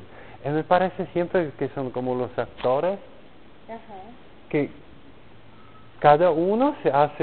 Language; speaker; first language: Spanish; non-native, learner; Polish